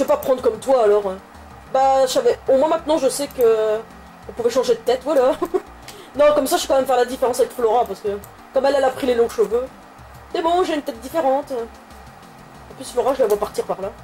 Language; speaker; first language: French; native; French